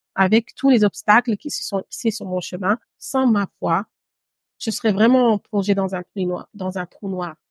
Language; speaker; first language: French; native; French